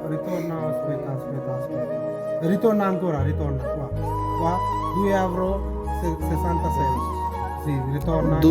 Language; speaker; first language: Italian; non-native, learner; Bangla